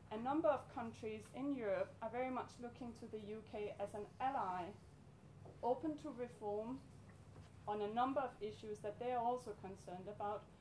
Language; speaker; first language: English; non-native, fluent; Danish